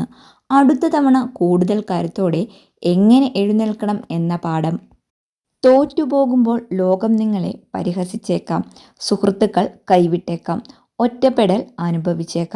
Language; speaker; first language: Malayalam; native; Malayalam